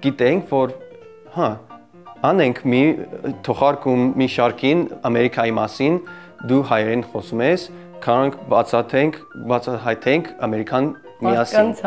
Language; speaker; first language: Armenian; non-native, learner; English